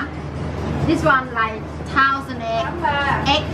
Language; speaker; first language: English; non-native, learner; Vietnamese